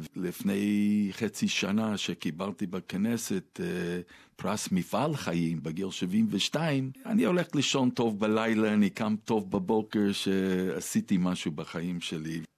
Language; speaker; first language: Hebrew; non-native, fluent; English